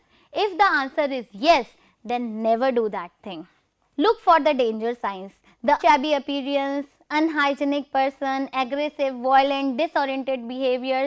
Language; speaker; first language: English; non-native, local second language; Hindi